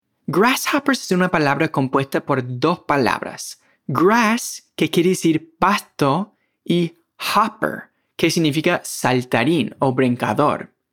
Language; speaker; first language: Spanish; native; Spanish